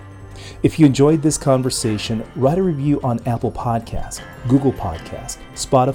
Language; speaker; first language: English; native; English